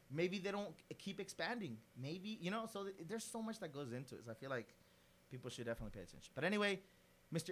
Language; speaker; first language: English; early bilingual, other home language; Spanish